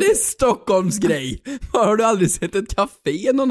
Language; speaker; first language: Swedish; native; Swedish